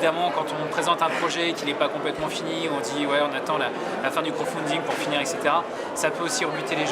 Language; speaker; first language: French; native; French